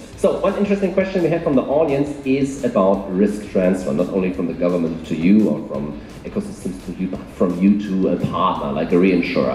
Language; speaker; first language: English; non-native, fluent; German